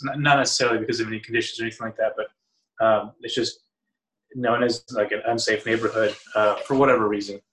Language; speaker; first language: English; early bilingual, other home language; Spanish